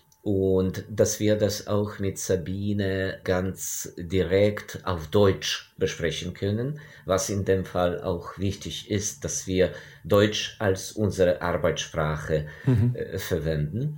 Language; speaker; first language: German; non-native, fluent; Ukrainian